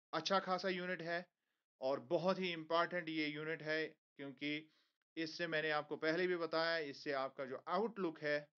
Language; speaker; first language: Hindi; non-native, local second language; Kashmiri